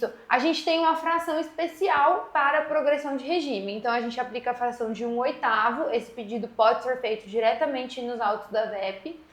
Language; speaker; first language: Portuguese; native; Portuguese